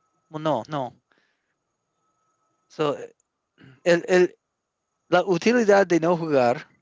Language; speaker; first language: Spanish; non-native, learner; English